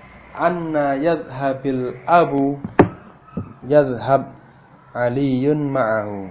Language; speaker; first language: Arabic; non-native, fluent; Indonesian